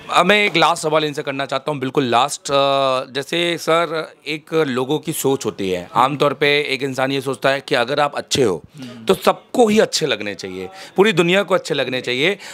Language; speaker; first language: Hindi; native; Hindi